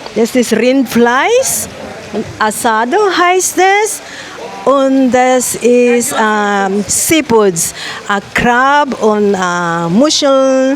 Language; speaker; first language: German; non-native, learner; Filipino